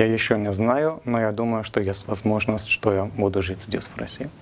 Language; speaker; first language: Russian; non-native, learner; German